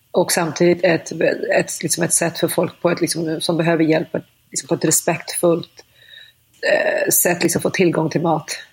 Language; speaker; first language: Swedish; native; Swedish